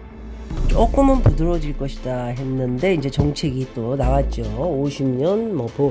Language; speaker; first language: Korean; native; Korean